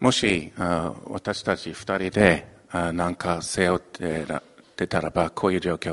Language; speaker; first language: Japanese; non-native, fluent; English